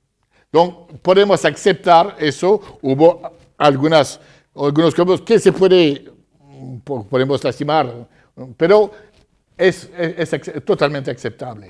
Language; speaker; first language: Spanish; non-native, fluent; French